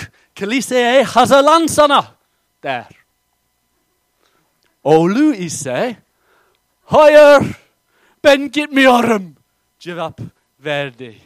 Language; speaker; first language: Turkish; non-native, fluent; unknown